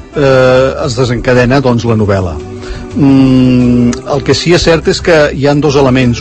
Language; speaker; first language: Catalan; native; Catalan